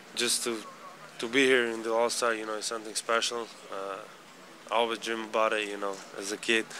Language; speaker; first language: English; non-native, fluent; Slovenian